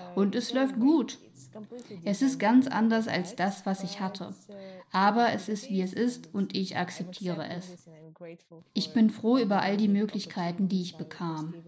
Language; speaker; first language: German; non-native, fluent; Ukrainian